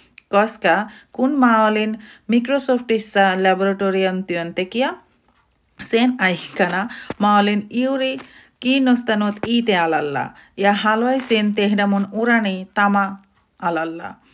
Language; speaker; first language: Finnish; non-native, fluent; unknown